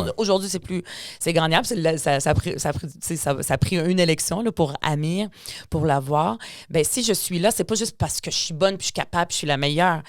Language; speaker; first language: French; early bilingual, other home language; Arabic